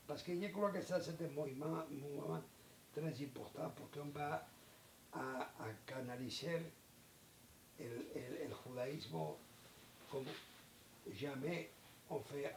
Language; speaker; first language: French; non-native, learner; Spanish